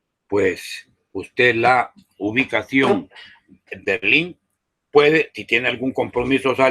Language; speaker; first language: Spanish; native; Spanish